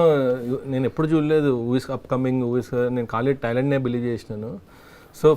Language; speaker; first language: Telugu; native; Telugu